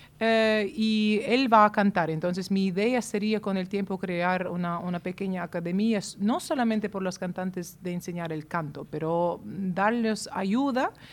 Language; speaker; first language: Spanish; non-native, fluent; Latvian